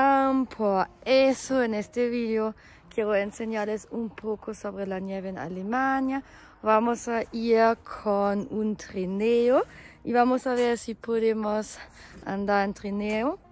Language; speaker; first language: Spanish; non-native, fluent; German